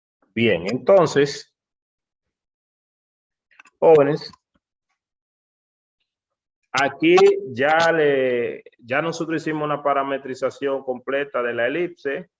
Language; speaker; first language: Spanish; native; Spanish